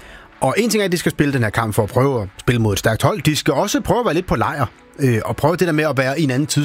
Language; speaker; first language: Danish; native; Danish